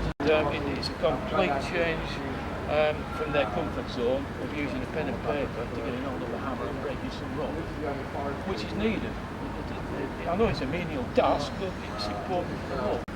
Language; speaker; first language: English; native; English